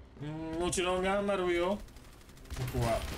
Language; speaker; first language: Japanese; non-native, fluent; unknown